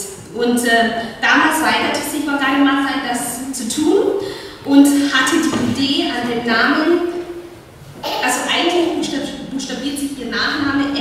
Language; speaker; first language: German; non-native, fluent; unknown